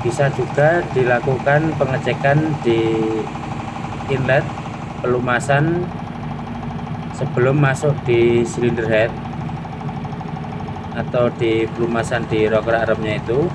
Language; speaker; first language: Indonesian; non-native, local second language; Javanese